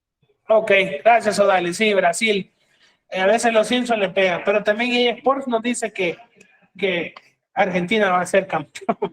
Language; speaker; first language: Spanish; native; Spanish